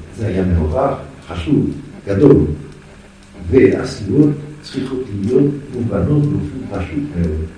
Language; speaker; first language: Hebrew; non-native, fluent; French